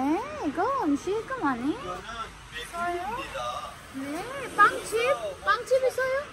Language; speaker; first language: Korean; non-native, learner; Urdu